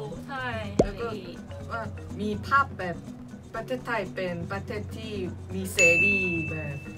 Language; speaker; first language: Thai; non-native, learner; Korean